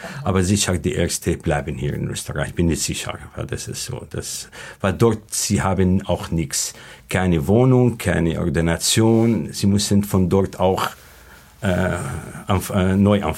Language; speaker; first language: German; non-native, learner; Arabic